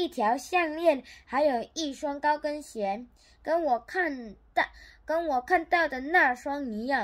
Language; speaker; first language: Chinese; non-native, learner; Korean